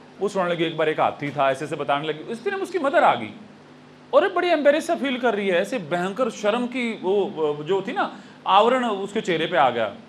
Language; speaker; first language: Hindi; native; Hindi